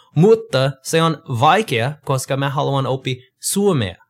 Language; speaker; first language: Finnish; non-native, learner; English